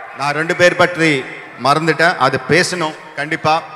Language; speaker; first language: Tamil; non-native, local second language; Telugu